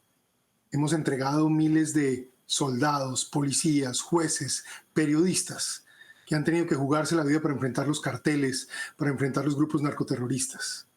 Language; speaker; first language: Spanish; native; Spanish